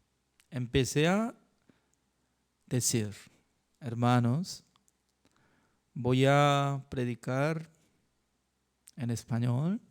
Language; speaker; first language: Spanish; non-native, learner; Korean